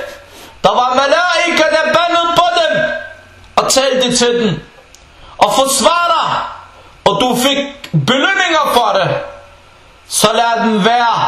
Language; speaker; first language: Danish; non-native, fluent; Arabic